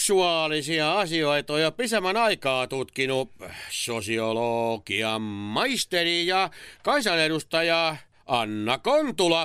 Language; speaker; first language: Finnish; native; Finnish